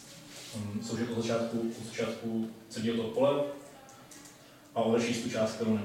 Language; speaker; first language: Czech; native; Czech